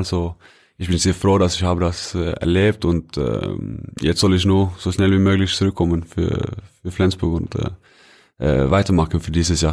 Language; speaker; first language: German; non-native, fluent; Norwegian